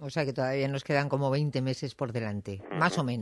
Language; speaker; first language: Spanish; native; Spanish